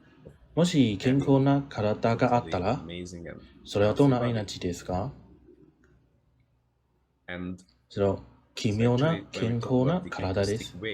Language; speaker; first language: Japanese; non-native, learner; English